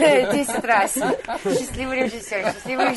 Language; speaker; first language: Russian; early bilingual, heritage; Russian